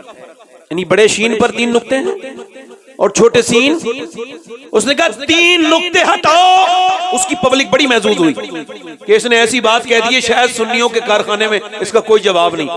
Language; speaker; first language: Urdu; native; Urdu